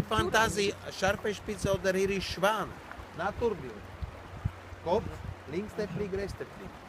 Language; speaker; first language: German; non-native, learner; Slovak